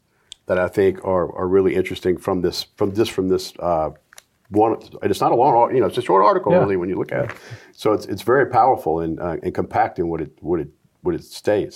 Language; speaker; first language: English; native; English